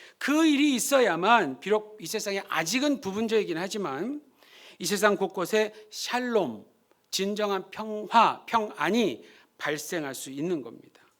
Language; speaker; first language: Korean; early bilingual, heritage; Korean